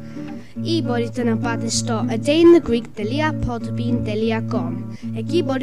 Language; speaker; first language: Greek; early bilingual, heritage; English